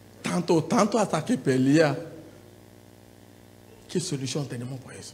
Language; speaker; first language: Spanish; non-native, learner; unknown